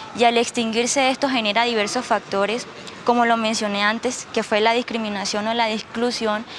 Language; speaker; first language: Spanish; native; Spanish